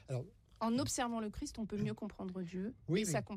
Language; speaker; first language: French; native; French